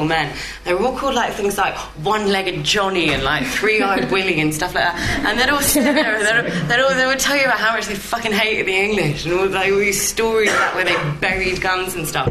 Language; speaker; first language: English; native; English